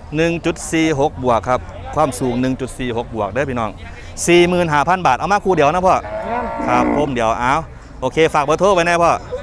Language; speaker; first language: Thai; native; Thai